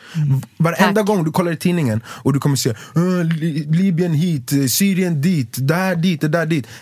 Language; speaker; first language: Swedish; native; Swedish